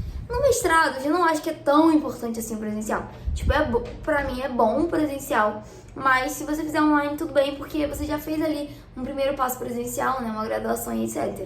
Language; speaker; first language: Portuguese; native; Portuguese